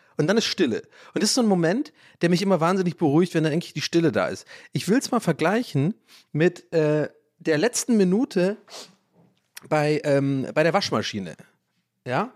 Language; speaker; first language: German; early bilingual, other home language; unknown